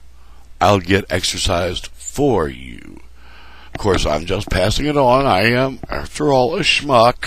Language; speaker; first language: English; native; English